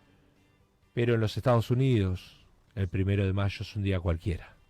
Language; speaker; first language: Spanish; native; Spanish